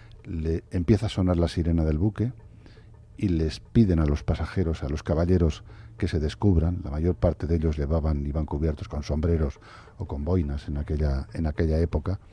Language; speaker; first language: Spanish; native; Spanish